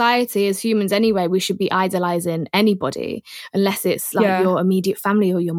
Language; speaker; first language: English; native; English